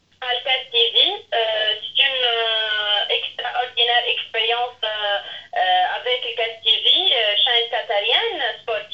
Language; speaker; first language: French; non-native, local second language; Arabic